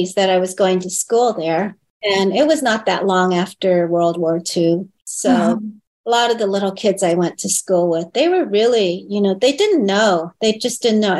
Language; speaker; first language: English; early bilingual, other home language; Chinese